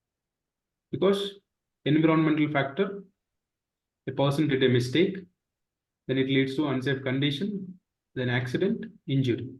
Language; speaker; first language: English; non-native, local second language; Telugu